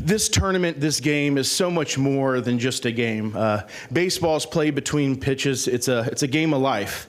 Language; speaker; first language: English; native; English